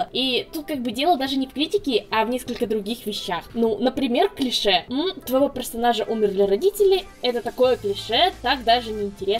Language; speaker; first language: Russian; native; Russian